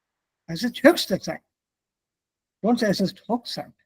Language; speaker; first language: German; non-native, fluent; Hindi